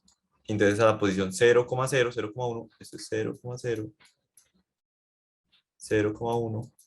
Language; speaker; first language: Spanish; native; Spanish